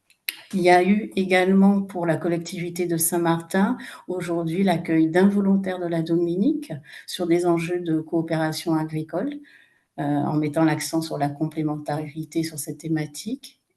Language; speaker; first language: French; native; French